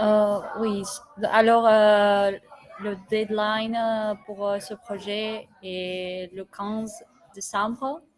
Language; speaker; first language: French; non-native, learner; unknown